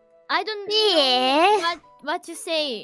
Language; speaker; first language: English; non-native, learner; Japanese